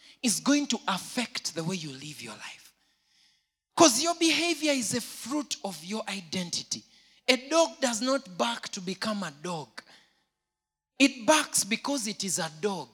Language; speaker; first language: English; non-native, local second language; Ganda